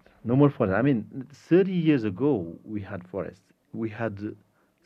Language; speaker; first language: English; non-native, fluent; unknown